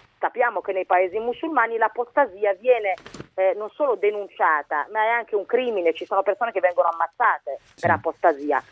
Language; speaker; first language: Italian; early bilingual, other home language; Arabic